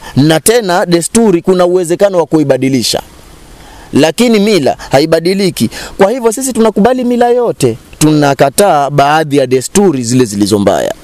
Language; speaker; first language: Swahili; native; Swahili